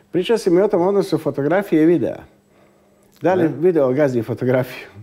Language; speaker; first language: Croatian; native; Croatian